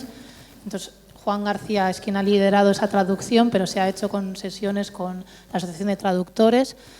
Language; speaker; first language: Spanish; native; Spanish